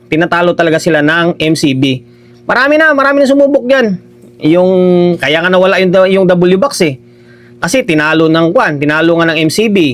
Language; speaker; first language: Filipino; non-native, local second language; Hiligaynon